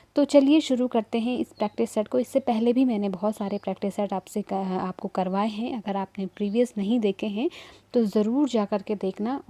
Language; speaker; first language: Hindi; native; Hindi